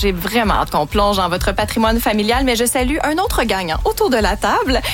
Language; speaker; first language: French; native; French